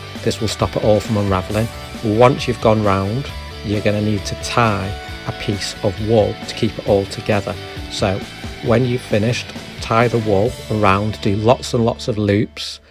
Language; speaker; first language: English; native; English